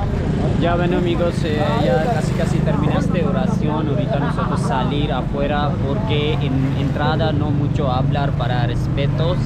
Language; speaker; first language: Spanish; non-native, learner; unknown